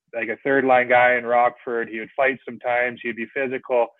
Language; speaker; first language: English; native; English